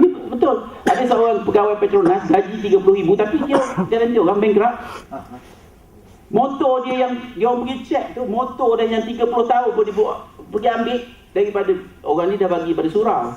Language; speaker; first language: Malay; native; Malay